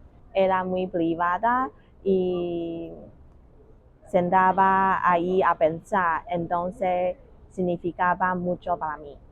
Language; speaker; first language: Spanish; non-native, learner; Chinese